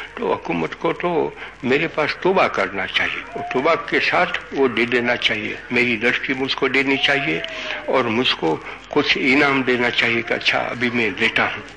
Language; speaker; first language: Hindi; non-native, local second language; Gujarati